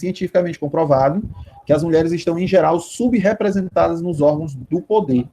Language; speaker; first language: Portuguese; native; Portuguese